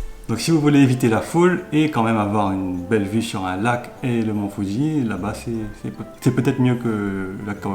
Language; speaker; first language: French; native; French